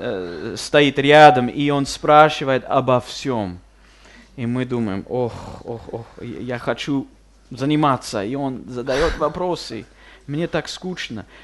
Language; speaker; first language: Russian; non-native, fluent; English